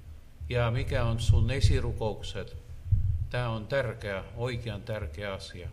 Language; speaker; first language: Finnish; non-native, learner; Russian